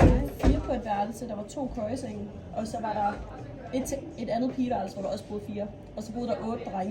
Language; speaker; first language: Danish; native; Danish